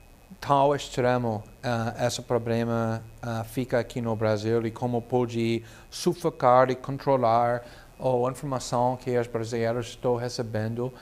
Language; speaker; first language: Portuguese; non-native, fluent; English